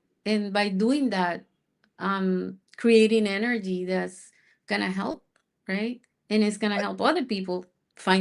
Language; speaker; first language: English; non-native, fluent; Spanish